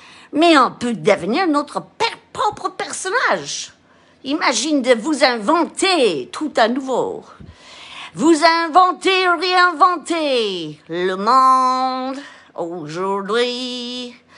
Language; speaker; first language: French; non-native, fluent; English